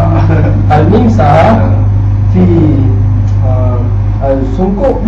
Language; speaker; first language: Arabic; non-native, learner; Malay